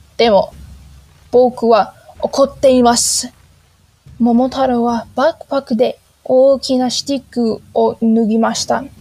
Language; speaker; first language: Japanese; non-native, learner; English